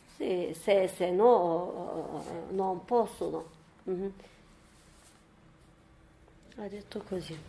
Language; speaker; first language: Italian; non-native, learner; Turkish